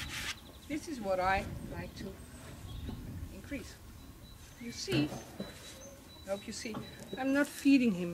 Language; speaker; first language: English; non-native, fluent; Dutch